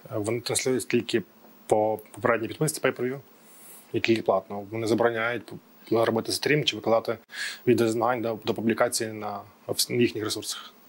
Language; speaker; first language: Ukrainian; native; Ukrainian